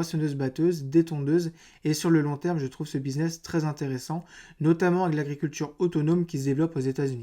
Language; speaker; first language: French; native; French